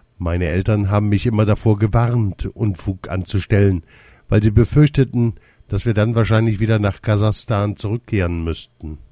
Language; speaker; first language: German; early bilingual, other home language; Russian